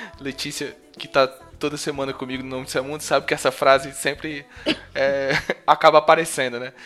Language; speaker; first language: Portuguese; native; Portuguese